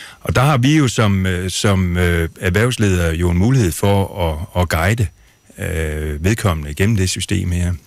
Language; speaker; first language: Danish; native; Danish